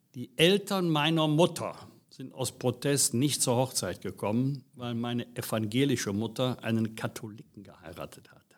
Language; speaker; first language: German; native; German